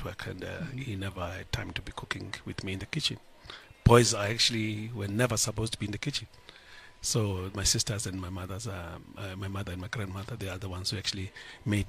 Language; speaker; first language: English; non-native, local second language; Xhosa